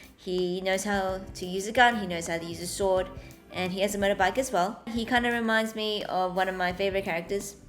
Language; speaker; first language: English; native; English